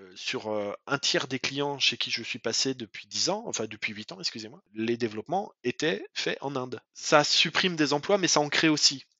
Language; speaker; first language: French; native; French